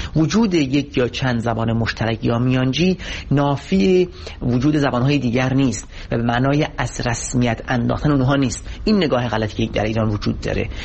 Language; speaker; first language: Persian; non-native, local second language; Kurdish